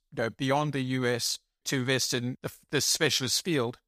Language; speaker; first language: English; native; English